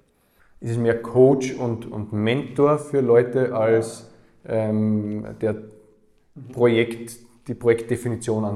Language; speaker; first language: German; native; German